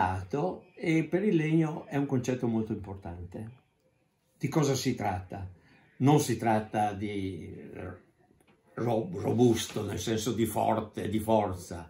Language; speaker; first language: Italian; native; Italian